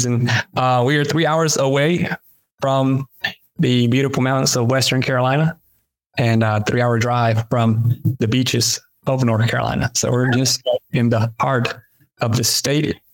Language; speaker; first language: English; early bilingual, other home language; Spanish